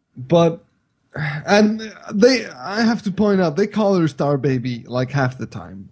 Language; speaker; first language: English; non-native, fluent; Icelandic